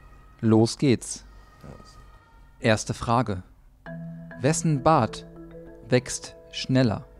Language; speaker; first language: German; native; German